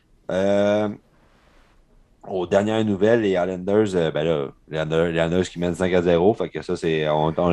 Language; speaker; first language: French; native; French